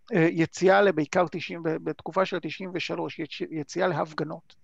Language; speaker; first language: Hebrew; non-native, fluent; Hungarian